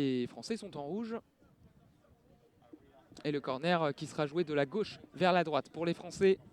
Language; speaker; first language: French; native; French